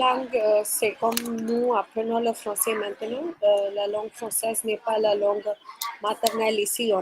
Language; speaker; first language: French; non-native, fluent; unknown